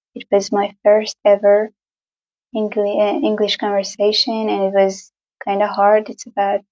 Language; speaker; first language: English; non-native, fluent; Persian